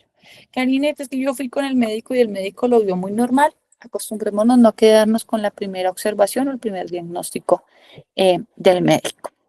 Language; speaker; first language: Spanish; native; Spanish